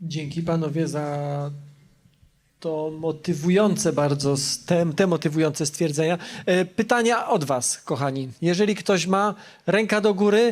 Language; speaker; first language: Polish; native; Polish